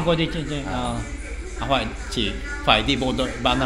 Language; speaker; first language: Vietnamese; non-native, fluent; Japanese